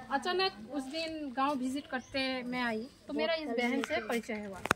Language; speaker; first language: Hindi; non-native, local second language; Bangla